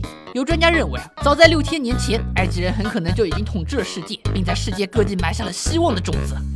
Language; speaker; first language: Chinese; native; Chinese